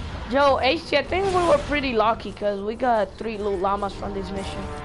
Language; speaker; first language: English; early bilingual, other home language; Spanish